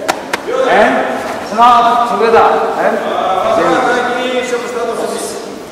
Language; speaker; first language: English; non-native, learner; Japanese